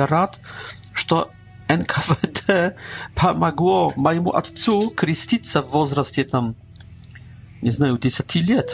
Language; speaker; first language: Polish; non-native, learner; Russian